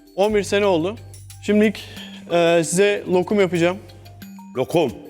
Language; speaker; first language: Turkish; native; Turkish